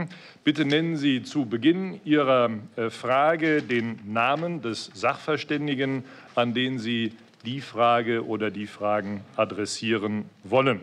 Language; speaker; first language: German; native; German